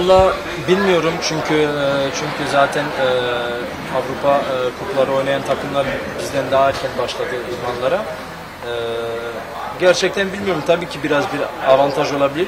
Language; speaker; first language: Turkish; early bilingual, heritage; Turkish